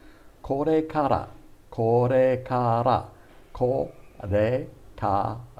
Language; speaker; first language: Japanese; non-native, fluent; English